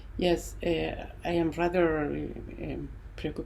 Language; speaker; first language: English; non-native, learner; Spanish